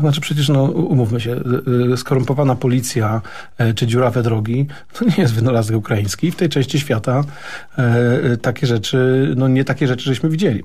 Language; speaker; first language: Polish; native; Polish